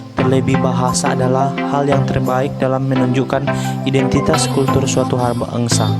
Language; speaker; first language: Indonesian; non-native, local second language; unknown